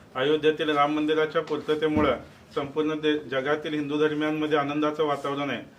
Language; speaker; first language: Marathi; native; Marathi